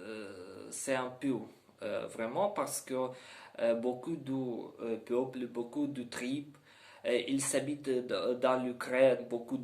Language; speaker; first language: French; non-native, learner; Ukrainian